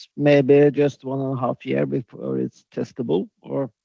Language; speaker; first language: English; non-native, fluent; Norwegian